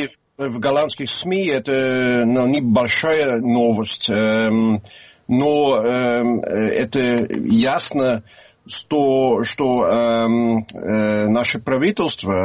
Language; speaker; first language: Russian; non-native, learner; Dutch